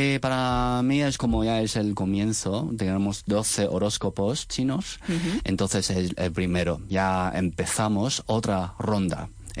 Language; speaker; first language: Spanish; non-native, fluent; Chinese